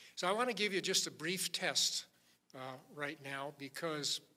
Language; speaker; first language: English; native; English